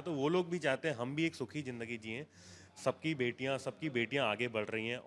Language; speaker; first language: Hindi; non-native, local second language; Gujarati